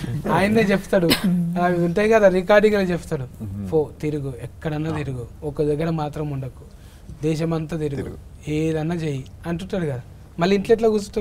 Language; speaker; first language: Telugu; native; Telugu